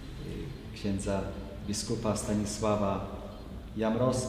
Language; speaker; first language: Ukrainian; non-native, fluent; Polish